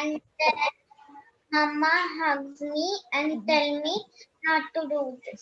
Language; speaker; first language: English; non-native, learner; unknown